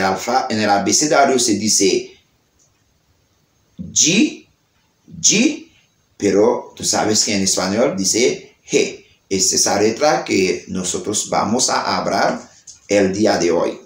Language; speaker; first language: Spanish; non-native, learner; Haitian Creole